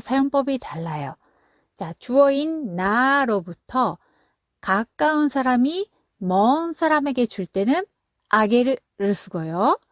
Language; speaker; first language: Korean; non-native, fluent; Japanese